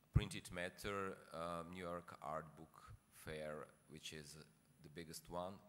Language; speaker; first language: English; non-native, fluent; Slovenian